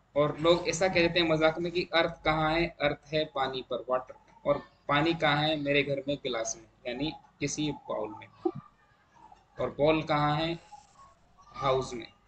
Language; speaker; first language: Hindi; native; Hindi